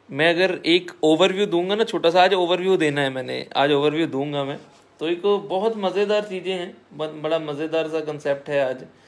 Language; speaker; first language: Hindi; non-native, local second language; Punjabi